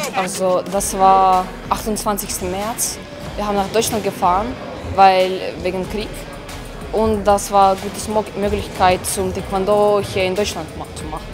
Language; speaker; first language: German; non-native, learner; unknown